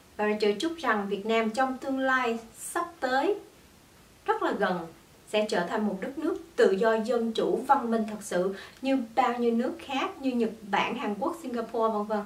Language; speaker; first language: Vietnamese; early bilingual, heritage; Vietnamese